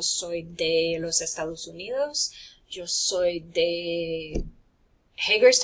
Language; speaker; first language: Spanish; non-native, fluent; English